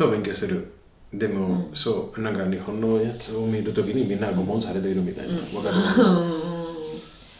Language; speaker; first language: Japanese; non-native, fluent; Spanish